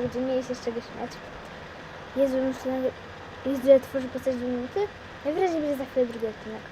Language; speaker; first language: Polish; native; Polish